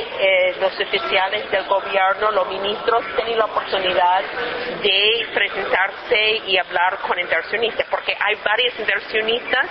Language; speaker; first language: Spanish; non-native, fluent; English